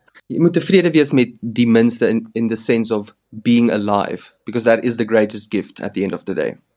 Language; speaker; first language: English; non-native, local second language; Afrikaans